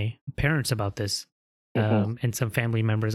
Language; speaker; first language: English; non-native, local second language; Punjabi